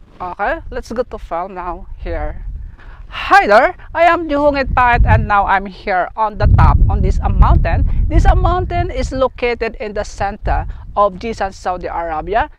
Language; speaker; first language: English; non-native, learner; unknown